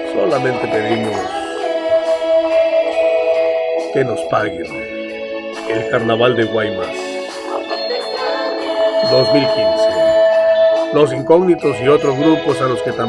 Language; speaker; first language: Spanish; native; Spanish